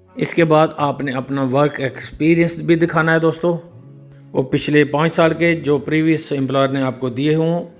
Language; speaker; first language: Urdu; native; Urdu